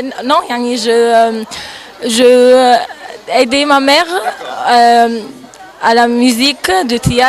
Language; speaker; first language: French; non-native, learner; Arabic